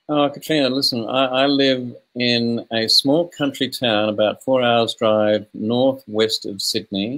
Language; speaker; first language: English; native; English